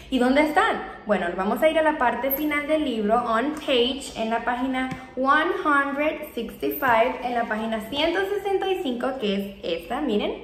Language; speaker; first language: Spanish; native; Spanish